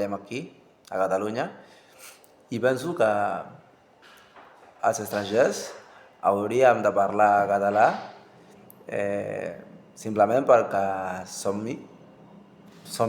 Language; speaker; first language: Catalan; non-native, learner; Spanish